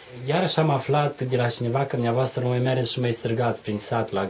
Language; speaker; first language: Romanian; native; Romanian